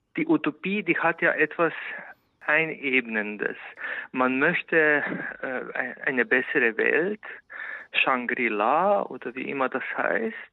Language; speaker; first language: German; non-native, fluent; Slovenian